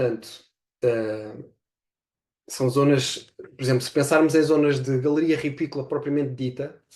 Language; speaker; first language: Portuguese; native; Portuguese